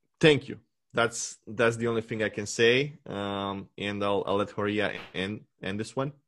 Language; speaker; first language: English; non-native, fluent; Romanian